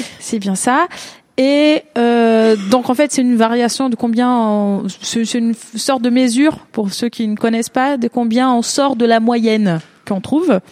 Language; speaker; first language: French; non-native, fluent; Portuguese